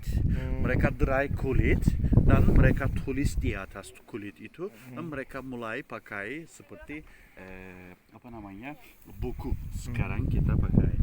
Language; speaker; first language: Indonesian; non-native, fluent; Turkish